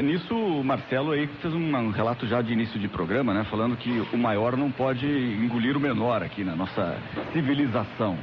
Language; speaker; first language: Portuguese; native; Portuguese